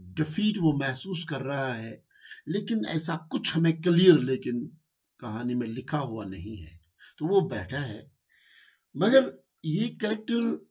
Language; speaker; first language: Urdu; non-native, local second language; Kashmiri